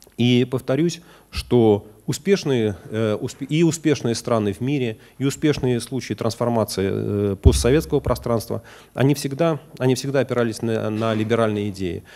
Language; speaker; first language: Russian; native; Russian